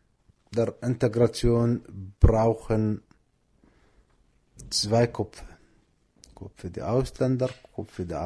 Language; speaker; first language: German; non-native, learner; Arabic